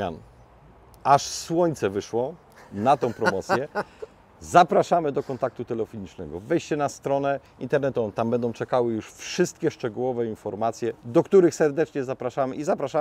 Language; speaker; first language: Polish; native; Polish